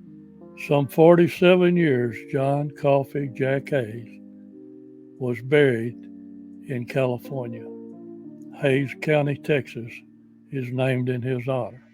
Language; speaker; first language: English; native; English